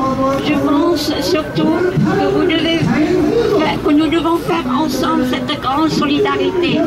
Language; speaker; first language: French; non-native, fluent; Vietnamese